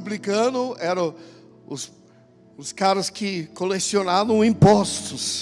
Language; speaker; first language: Portuguese; non-native, fluent; English